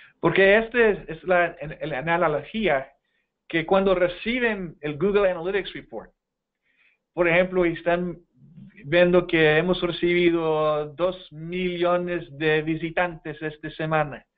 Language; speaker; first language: Spanish; non-native, fluent; English